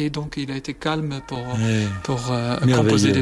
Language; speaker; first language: French; non-native, fluent; German